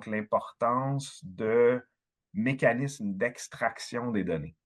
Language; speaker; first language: French; native; French